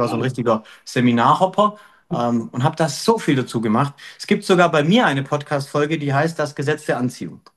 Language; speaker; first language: German; native; German